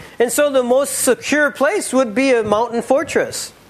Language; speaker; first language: English; native; English